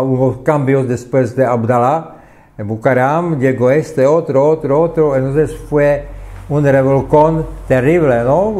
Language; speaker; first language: Spanish; non-native, fluent; Czech